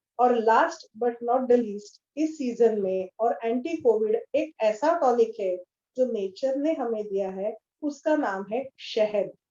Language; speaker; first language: Hindi; non-native, local second language; Marathi